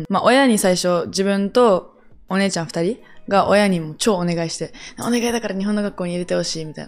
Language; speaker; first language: Japanese; early bilingual, other home language; English